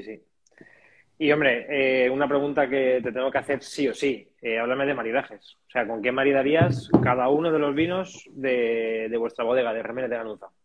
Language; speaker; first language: Spanish; native; Spanish